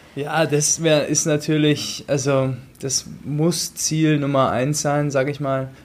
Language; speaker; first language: German; native; German